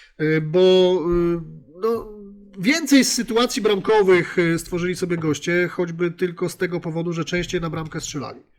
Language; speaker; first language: Polish; native; Polish